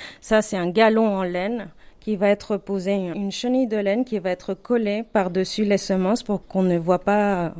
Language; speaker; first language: French; non-native, fluent; Spanish